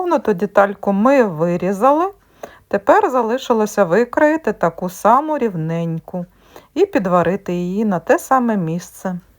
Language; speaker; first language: Ukrainian; native; Ukrainian